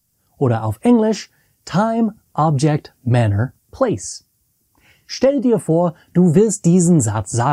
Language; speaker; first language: German; non-native, fluent; English